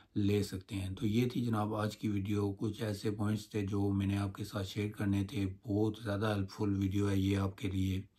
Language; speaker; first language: Urdu; non-native, local second language; Punjabi